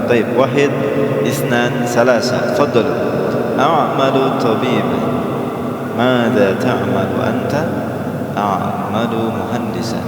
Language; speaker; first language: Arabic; non-native, fluent; Indonesian